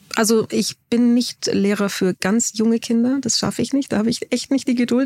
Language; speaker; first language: German; native; German